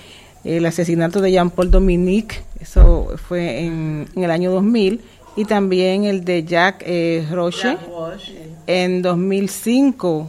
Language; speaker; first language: Spanish; native; Spanish